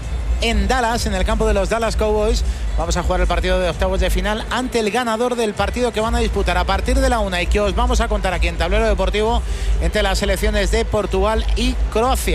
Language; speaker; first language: Spanish; native; Spanish